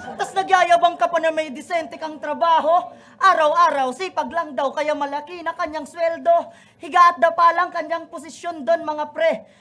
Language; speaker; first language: Filipino; non-native, local second language; Waray